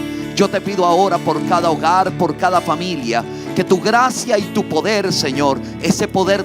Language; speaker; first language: Spanish; native; Spanish